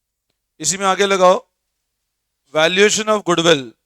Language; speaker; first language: Hindi; native; Hindi